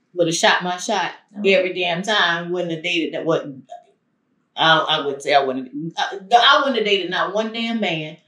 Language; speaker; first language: English; native; English